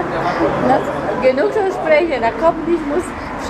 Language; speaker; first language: German; non-native, learner; Polish